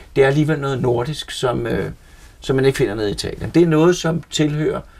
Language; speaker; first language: Danish; native; Danish